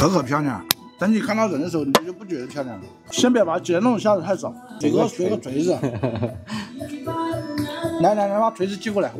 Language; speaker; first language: Chinese; native; Chinese